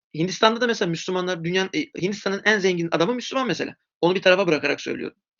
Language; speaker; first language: Turkish; native; Turkish